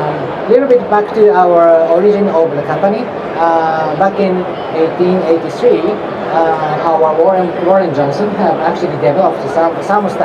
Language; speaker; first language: English; non-native, fluent; Japanese